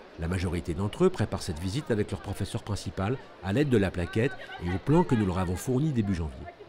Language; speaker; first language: French; native; French